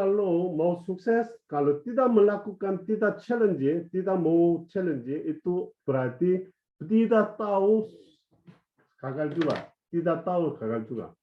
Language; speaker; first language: Indonesian; non-native, fluent; Korean